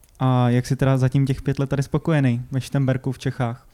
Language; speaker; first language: Czech; native; Czech